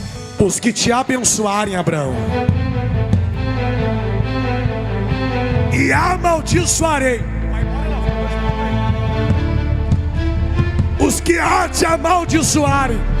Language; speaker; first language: Portuguese; native; Portuguese